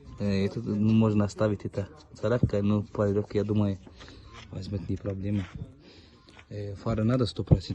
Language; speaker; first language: Russian; non-native, learner; Georgian